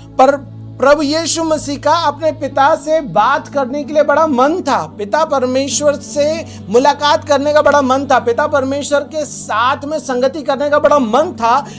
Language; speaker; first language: Hindi; non-native, local second language; Marathi